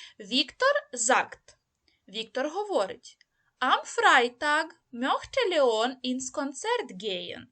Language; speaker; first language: German; non-native, learner; Ukrainian